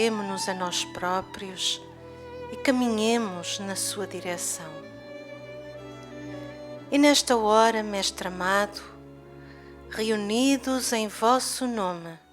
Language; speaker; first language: Portuguese; native; Portuguese